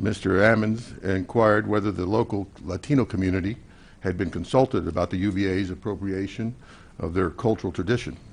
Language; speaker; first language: English; native; English